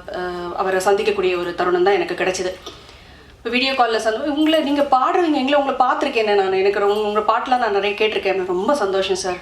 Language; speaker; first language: Tamil; native; Tamil